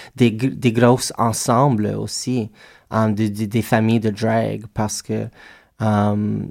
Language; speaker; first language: French; native; French